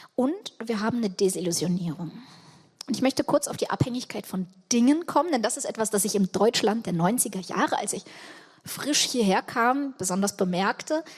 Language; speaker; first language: German; early bilingual, other home language; Russian